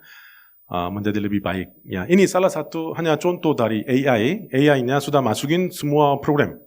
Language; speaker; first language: Indonesian; non-native, fluent; Korean